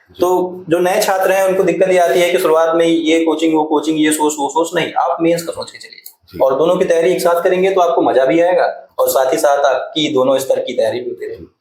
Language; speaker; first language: Hindi; native; Hindi